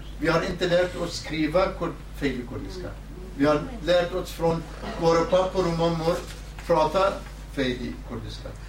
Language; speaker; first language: Swedish; non-native, fluent; Southern Kurdish